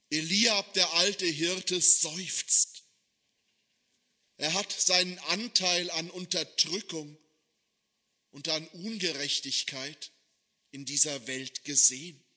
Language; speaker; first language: German; native; German